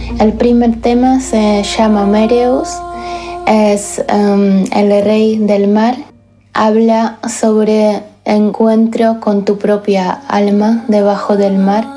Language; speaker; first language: Spanish; non-native, fluent; Slovak